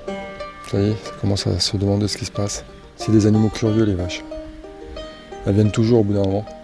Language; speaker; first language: French; native; French